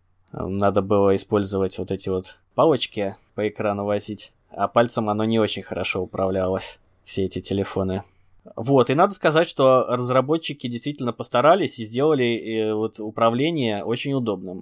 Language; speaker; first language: Russian; native; Russian